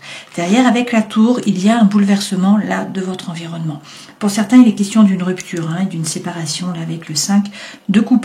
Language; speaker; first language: French; native; French